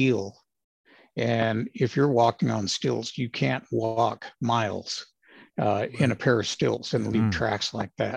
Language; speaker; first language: English; native; English